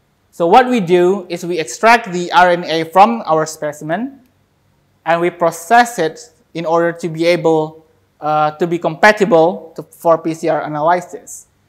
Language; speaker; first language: English; non-native, fluent; Indonesian